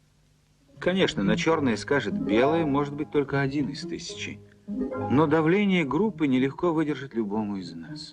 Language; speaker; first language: Russian; native; Russian